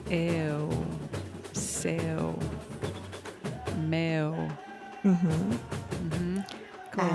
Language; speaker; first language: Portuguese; non-native, learner; English